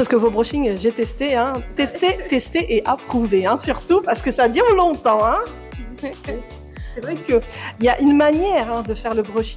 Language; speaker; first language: French; native; French